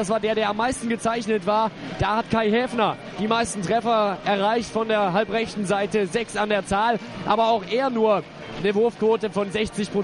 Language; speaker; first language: German; native; German